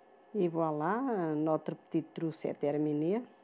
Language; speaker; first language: French; non-native, fluent; Portuguese